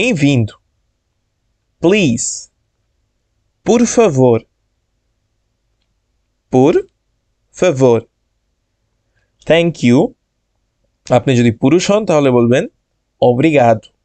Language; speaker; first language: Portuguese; non-native, fluent; Bangla